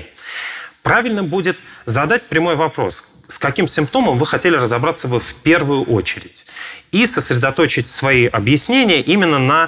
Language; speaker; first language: Russian; native; Russian